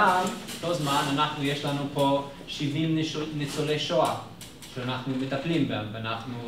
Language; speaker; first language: Hebrew; non-native, fluent; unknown